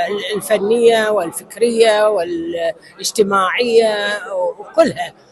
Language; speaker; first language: Arabic; native; Arabic